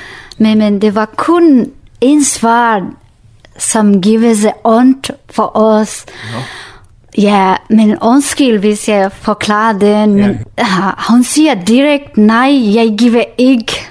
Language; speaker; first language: Danish; non-native, learner; Kurdish